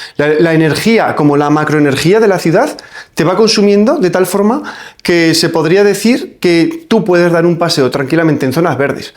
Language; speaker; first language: Spanish; native; Spanish